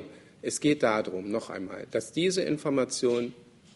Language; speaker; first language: German; native; German